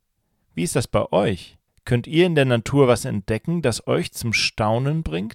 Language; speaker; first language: German; native; German